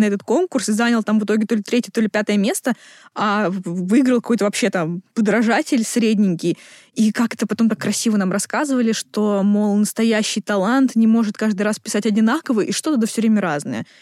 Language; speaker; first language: Russian; native; Russian